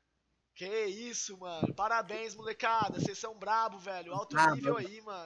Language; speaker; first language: Portuguese; native; Portuguese